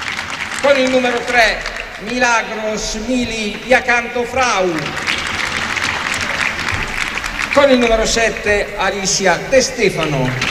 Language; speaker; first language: Italian; native; Italian